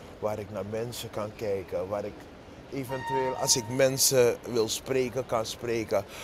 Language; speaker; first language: Dutch; native; Dutch